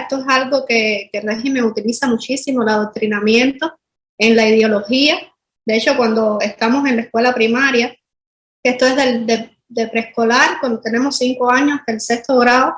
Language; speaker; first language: Spanish; native; Spanish